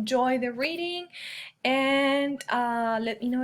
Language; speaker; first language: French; non-native, fluent; Spanish